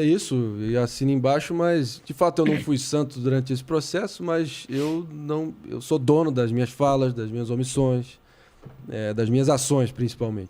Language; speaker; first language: Portuguese; native; Portuguese